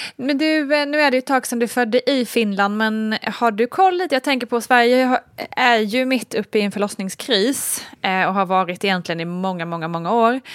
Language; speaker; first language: Swedish; native; Swedish